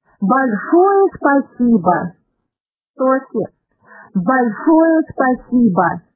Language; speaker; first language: Russian; non-native, fluent; Chinese